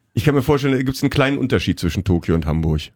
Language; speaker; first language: German; native; German